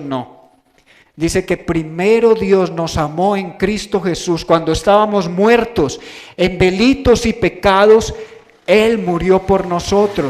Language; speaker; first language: Spanish; native; Spanish